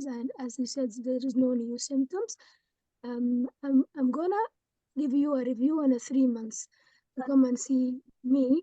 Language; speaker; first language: English; non-native, fluent; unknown